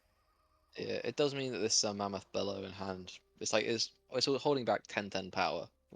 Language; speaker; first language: English; native; English